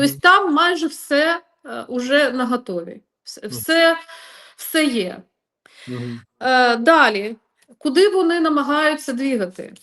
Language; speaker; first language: Ukrainian; non-native, local second language; Russian